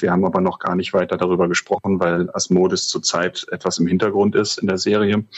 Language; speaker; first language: German; native; German